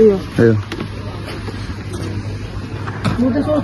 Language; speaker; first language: Finnish; non-native, learner; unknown